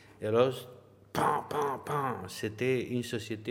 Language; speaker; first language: French; non-native, learner; Spanish